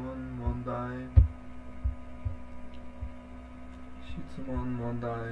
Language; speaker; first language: Japanese; non-native, learner; English